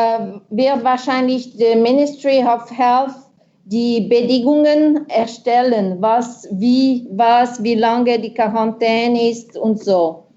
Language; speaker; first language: German; non-native, local second language; French